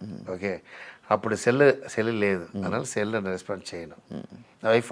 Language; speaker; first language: Telugu; non-native, learner; Tamil